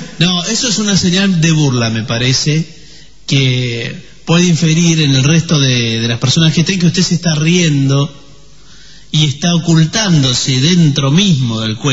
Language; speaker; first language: Spanish; native; Spanish